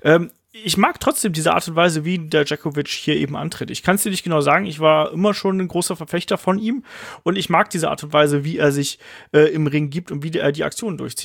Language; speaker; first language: German; native; German